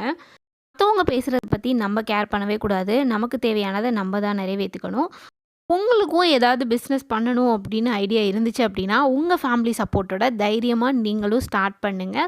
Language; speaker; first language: Tamil; native; Tamil